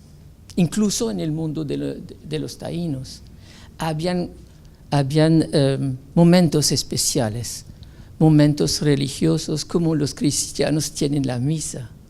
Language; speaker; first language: Spanish; non-native, fluent; French